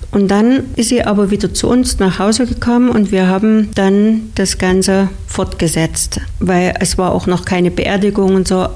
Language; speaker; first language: German; native; German